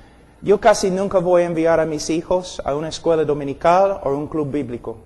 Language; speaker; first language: Spanish; non-native, fluent; English